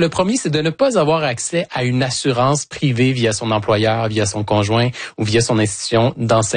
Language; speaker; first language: French; native; French